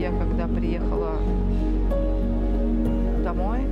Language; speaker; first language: Russian; native; Russian